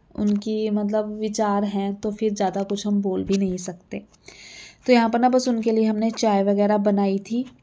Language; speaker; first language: Hindi; native; Hindi